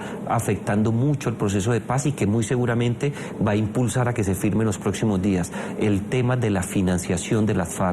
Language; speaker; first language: Spanish; native; Spanish